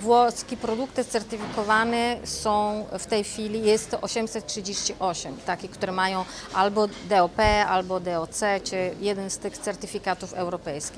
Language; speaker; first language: Polish; native; Polish